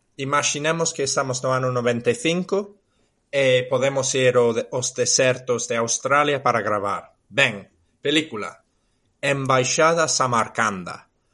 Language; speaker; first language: Galician; non-native, fluent; English